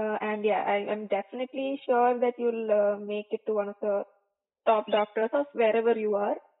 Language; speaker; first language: English; non-native, local second language; Malayalam